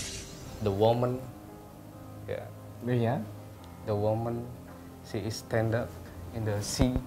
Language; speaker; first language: English; non-native, learner; Indonesian